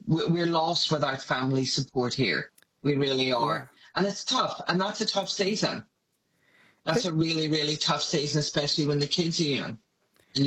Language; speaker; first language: English; native; English